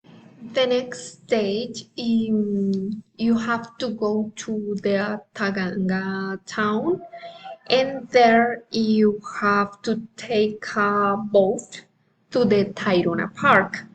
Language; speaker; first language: English; non-native, learner; Spanish